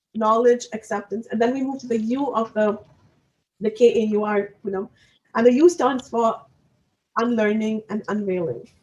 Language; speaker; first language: English; non-native, local second language; Hindi